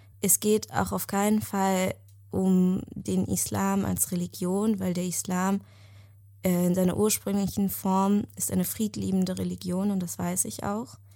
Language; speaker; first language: German; early bilingual, other home language; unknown